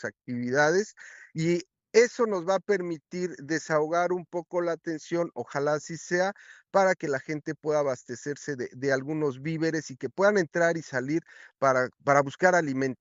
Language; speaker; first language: Spanish; native; Spanish